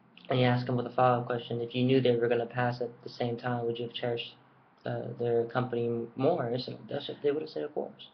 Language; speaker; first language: English; native; English